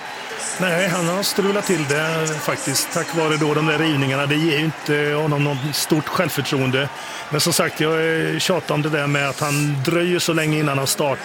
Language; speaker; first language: Swedish; native; Swedish